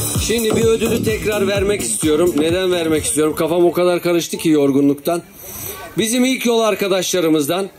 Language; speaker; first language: Turkish; native; Turkish